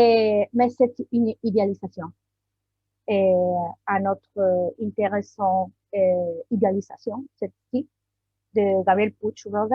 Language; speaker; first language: French; non-native, learner; Spanish